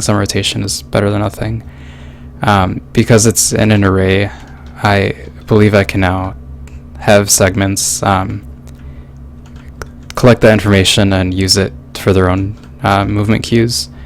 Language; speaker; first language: English; native; English